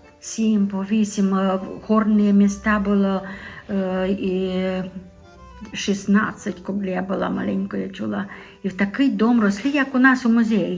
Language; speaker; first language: Ukrainian; non-native, local second language; Romanian